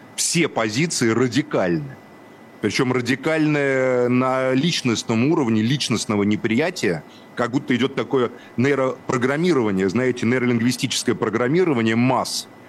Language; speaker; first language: Russian; native; Russian